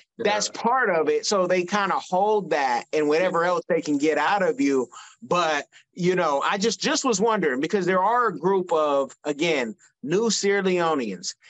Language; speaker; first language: English; native; English